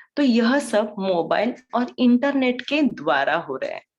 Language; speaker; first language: Hindi; non-native, local second language; Marathi